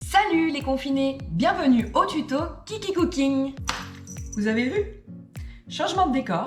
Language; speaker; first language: French; native; French